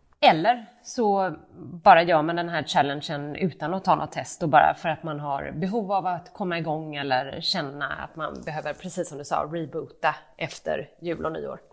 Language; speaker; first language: Swedish; native; Swedish